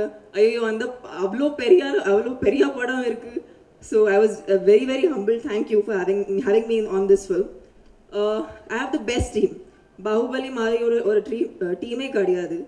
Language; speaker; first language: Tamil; early bilingual, heritage; Tamil